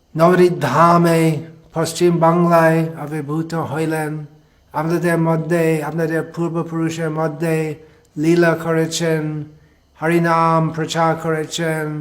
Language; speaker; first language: Bangla; non-native, fluent; English